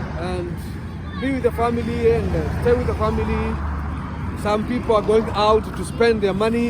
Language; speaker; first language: English; non-native, local second language; Swahili